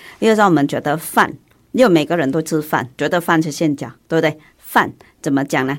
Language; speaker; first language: Chinese; non-native, fluent; Vietnamese